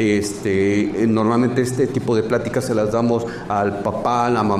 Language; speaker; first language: Spanish; native; Spanish